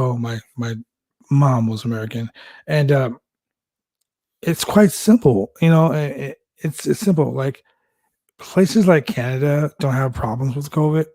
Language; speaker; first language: English; native; English